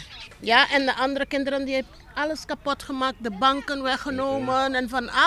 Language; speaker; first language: Dutch; non-native, local second language; Papiamento